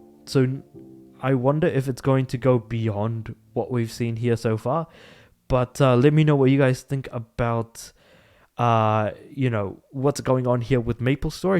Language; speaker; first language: English; native; English